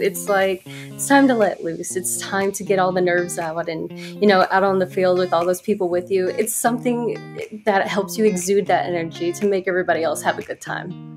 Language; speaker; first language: English; early bilingual, other home language; Spanish